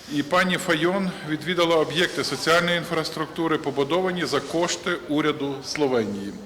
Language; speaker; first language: Ukrainian; native; Ukrainian